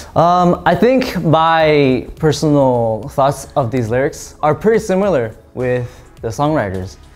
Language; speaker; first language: English; early bilingual, other home language; Korean